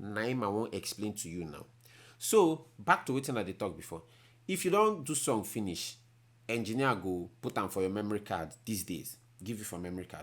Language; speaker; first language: Nigerian Pidgin; native; Nigerian Pidgin